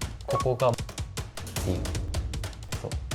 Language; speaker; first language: Japanese; native; Japanese